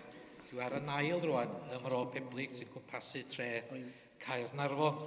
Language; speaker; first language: Welsh; native; Welsh